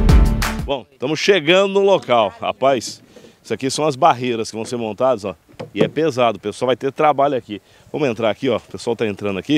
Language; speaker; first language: Portuguese; native; Portuguese